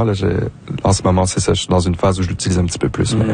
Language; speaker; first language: French; native; French